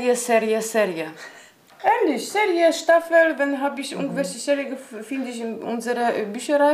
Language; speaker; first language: German; non-native, learner; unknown